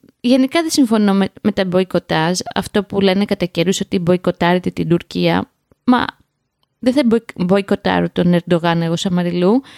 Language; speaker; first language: Greek; native; Greek